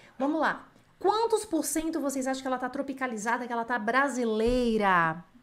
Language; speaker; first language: Portuguese; native; Portuguese